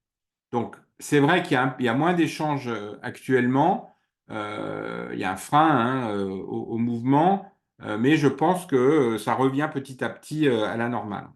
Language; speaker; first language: French; native; French